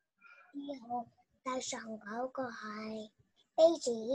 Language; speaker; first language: Chinese; non-native, learner; Vietnamese